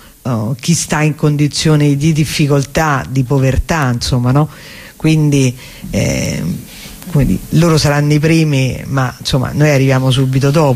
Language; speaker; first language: Italian; native; Italian